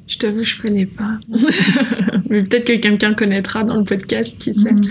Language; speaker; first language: French; native; French